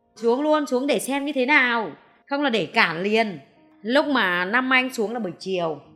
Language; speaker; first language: Vietnamese; native; Vietnamese